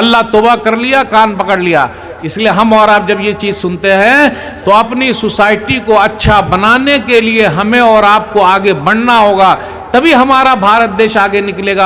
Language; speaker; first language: Hindi; native; Hindi